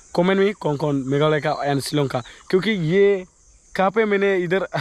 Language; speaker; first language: Hindi; non-native, local second language; Bodo